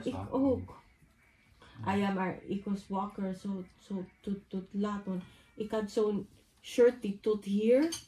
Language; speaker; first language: Dutch; non-native, fluent; Filipino